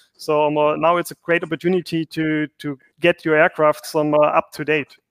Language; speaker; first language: English; non-native, fluent; German